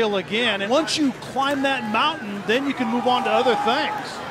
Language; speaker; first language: English; native; English